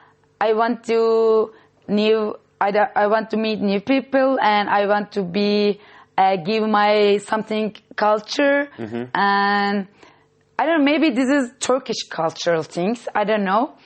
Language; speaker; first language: English; non-native, fluent; Turkish